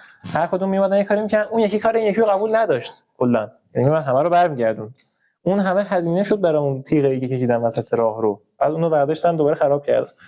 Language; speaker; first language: Persian; native; Persian